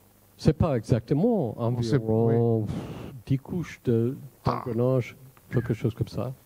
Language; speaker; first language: French; non-native, fluent; English